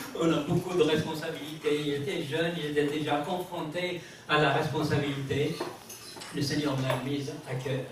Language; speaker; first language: French; non-native, local second language; Kabyle